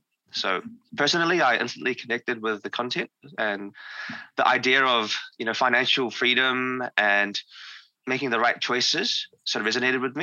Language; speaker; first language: English; native; English